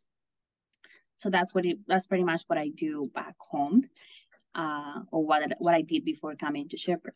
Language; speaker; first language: English; non-native, fluent; Spanish